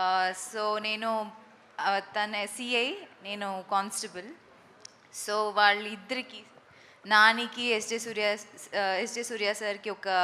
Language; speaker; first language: Telugu; non-native, fluent; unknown